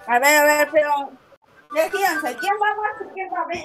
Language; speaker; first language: Spanish; native; Spanish